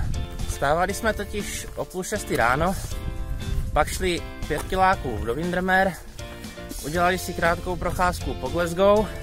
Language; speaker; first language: Czech; native; Czech